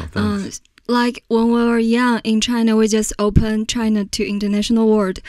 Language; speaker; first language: English; non-native, fluent; Chinese